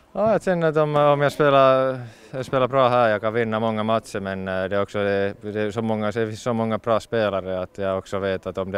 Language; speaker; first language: Swedish; non-native, fluent; Finnish